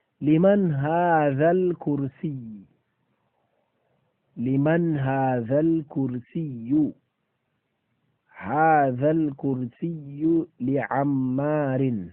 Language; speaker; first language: Arabic; non-native, fluent; Fula